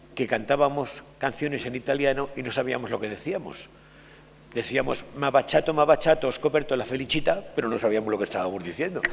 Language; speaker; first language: Spanish; native; Spanish